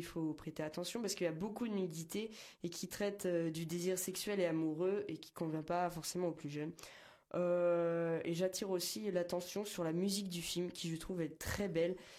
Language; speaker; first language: French; native; French